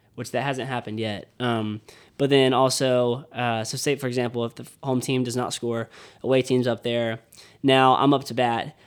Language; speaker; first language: English; native; English